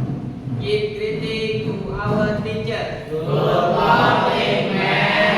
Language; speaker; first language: English; non-native, learner; Indonesian